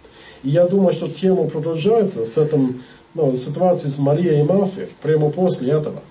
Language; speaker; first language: Russian; non-native, learner; English